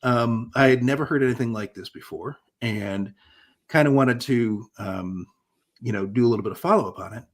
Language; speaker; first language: English; native; English